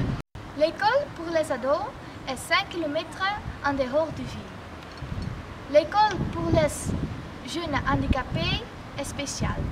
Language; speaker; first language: French; non-native, learner; Dutch